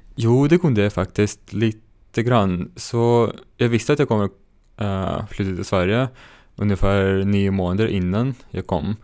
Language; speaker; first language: Swedish; non-native, fluent; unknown